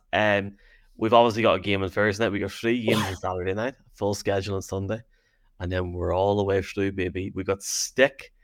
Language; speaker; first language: English; native; English